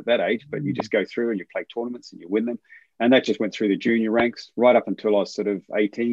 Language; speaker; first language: English; native; English